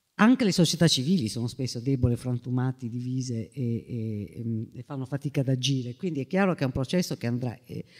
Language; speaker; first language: Italian; native; Italian